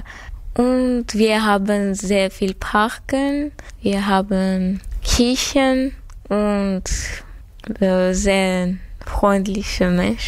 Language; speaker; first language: German; non-native, learner; Armenian